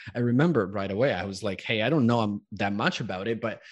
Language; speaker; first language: English; early bilingual, other home language; Italian